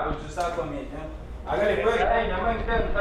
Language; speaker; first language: Spanish; native; Spanish